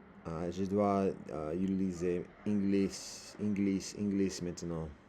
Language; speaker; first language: French; non-native, learner; English